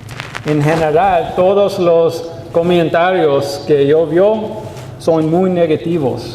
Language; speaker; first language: Spanish; non-native, learner; English